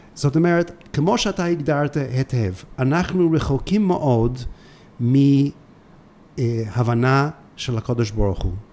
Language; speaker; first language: Hebrew; non-native, fluent; English